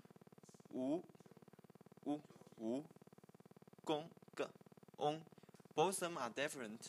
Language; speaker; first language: English; non-native, learner; Chinese